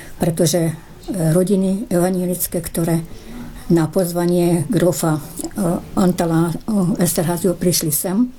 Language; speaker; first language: Slovak; early bilingual, heritage; Slovak